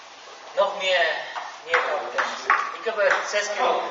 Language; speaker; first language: Dutch; non-native, learner; Chinese